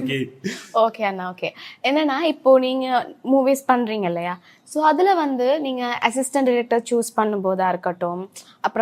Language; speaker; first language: Tamil; native; Tamil